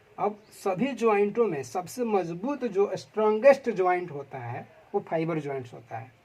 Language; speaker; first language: Hindi; native; Hindi